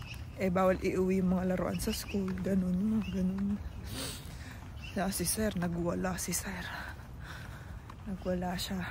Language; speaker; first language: Filipino; native; Filipino